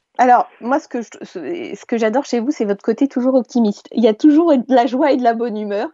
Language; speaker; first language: French; native; French